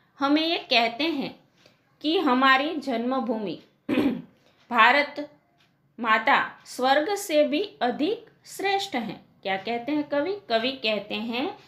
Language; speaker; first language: Hindi; non-native, local second language; Gujarati